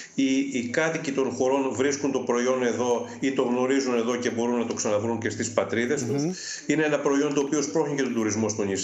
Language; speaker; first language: Greek; native; Greek